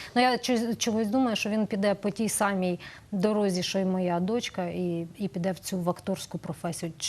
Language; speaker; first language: Ukrainian; native; Ukrainian